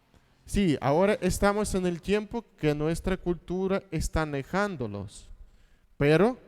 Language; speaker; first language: Spanish; non-native, fluent; Russian